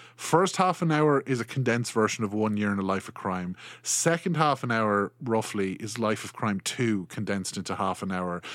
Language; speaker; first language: English; native; English